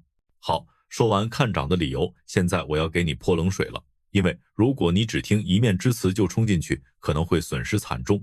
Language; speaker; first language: Chinese; native; Chinese